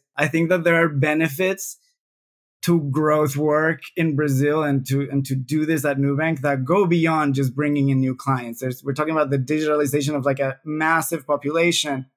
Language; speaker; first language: English; non-native, fluent; Spanish